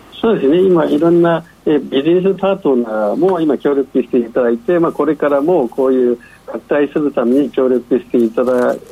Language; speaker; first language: Japanese; non-native, fluent; Chinese